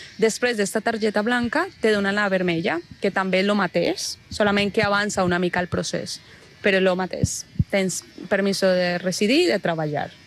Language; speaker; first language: Catalan; non-native, fluent; Spanish